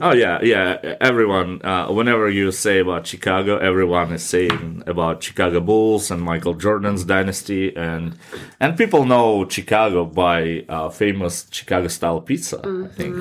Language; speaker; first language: English; non-native, fluent; Russian